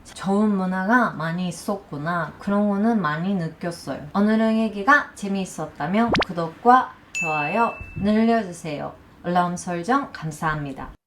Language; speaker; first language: Korean; non-native, learner; Japanese